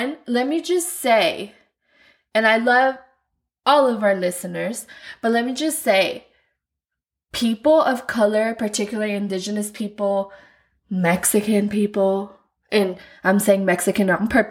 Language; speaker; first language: English; non-native, fluent; Spanish